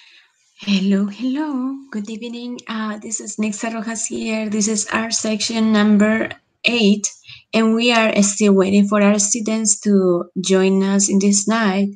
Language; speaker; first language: English; non-native, fluent; Spanish